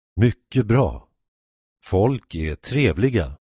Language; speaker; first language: Swedish; non-native, fluent; Persian